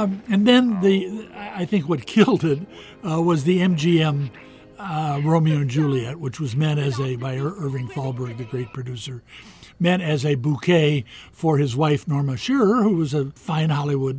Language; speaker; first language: English; native; English